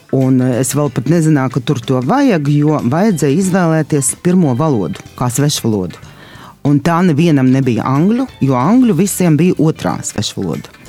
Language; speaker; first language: Latvian; non-native, local second language; Russian